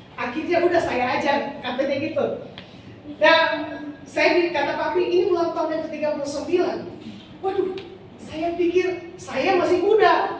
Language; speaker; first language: Indonesian; native; Indonesian